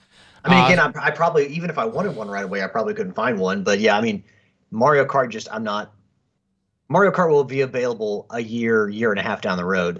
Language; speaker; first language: English; native; English